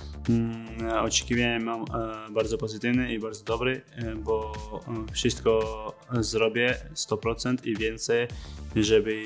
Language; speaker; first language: Polish; non-native, fluent; Georgian